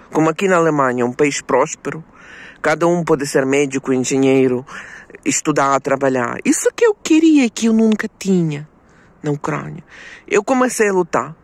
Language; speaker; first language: Portuguese; non-native, fluent; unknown